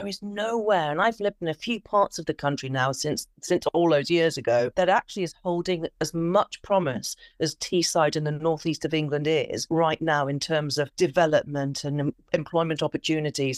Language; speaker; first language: English; native; English